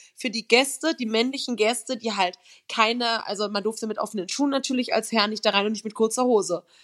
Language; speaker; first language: German; native; German